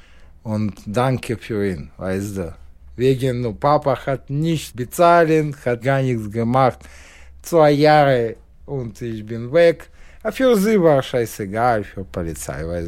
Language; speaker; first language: German; non-native, learner; Russian